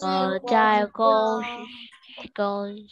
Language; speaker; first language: Chinese; non-native, learner; Burmese